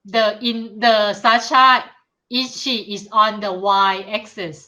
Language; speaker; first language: English; non-native, learner; Thai